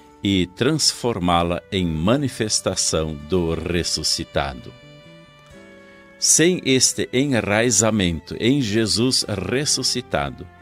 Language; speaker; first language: Portuguese; native; Portuguese